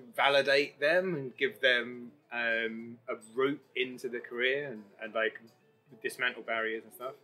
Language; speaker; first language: English; native; English